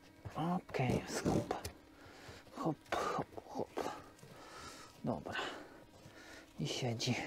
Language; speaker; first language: Polish; native; Polish